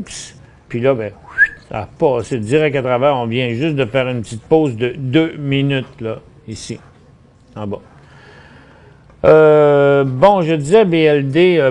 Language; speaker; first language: French; native; French